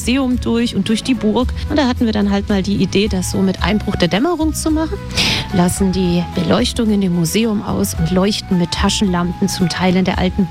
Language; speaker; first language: German; native; German